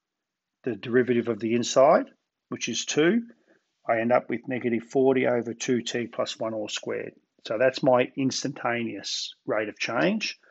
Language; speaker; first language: English; native; English